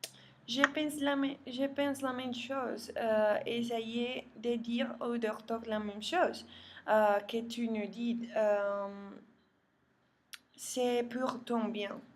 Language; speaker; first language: French; non-native, learner; Spanish